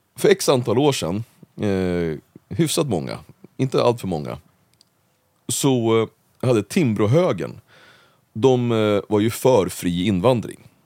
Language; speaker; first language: Swedish; native; Swedish